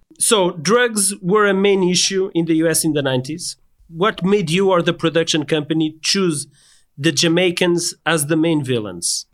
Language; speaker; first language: English; non-native, fluent; Portuguese